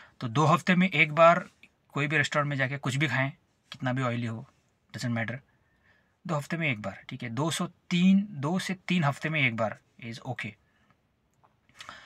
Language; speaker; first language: Hindi; non-native, local second language; Marathi